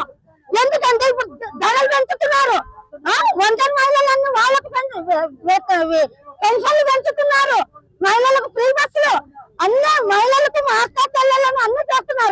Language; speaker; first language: Telugu; native; Telugu